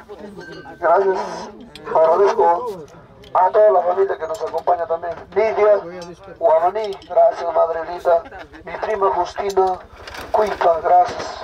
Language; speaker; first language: Spanish; native; Spanish